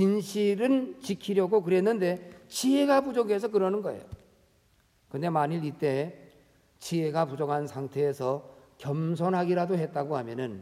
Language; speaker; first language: Korean; native; Korean